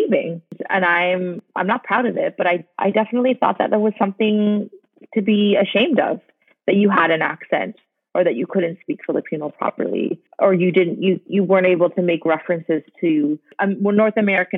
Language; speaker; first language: English; native; English